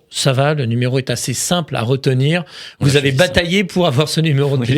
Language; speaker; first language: French; native; French